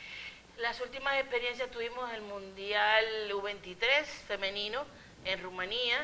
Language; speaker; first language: Spanish; native; Spanish